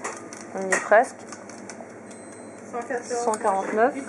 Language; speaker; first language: French; native; French